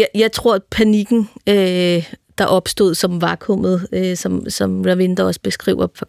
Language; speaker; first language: Danish; native; Danish